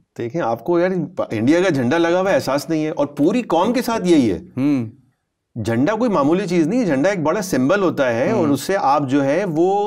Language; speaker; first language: Urdu; native; Urdu